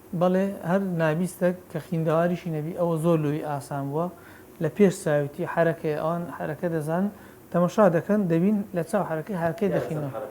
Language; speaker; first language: Central Kurdish; native; Central Kurdish